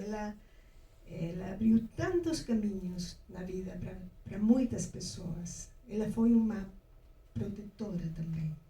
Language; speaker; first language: Portuguese; non-native, fluent; Spanish